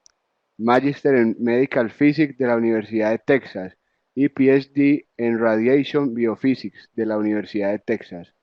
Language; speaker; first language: Spanish; native; Spanish